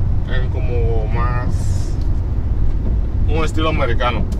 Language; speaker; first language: Spanish; early bilingual, heritage; Spanish